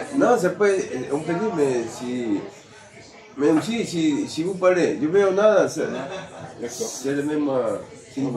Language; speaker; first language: French; non-native, fluent; Spanish